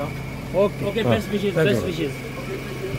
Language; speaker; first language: English; non-native, learner; Korean